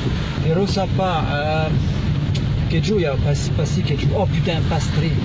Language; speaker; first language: Indonesian; non-native, learner; French